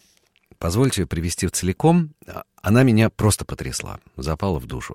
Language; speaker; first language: Russian; native; Russian